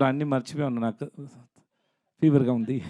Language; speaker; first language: Telugu; non-native, learner; Tamil